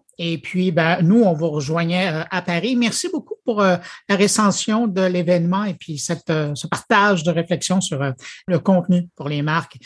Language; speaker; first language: French; native; French